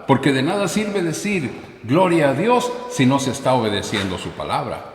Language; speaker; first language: Spanish; native; Spanish